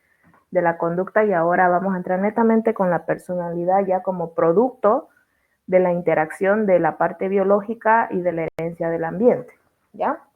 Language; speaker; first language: Spanish; native; Spanish